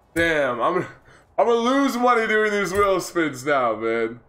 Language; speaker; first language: English; native; English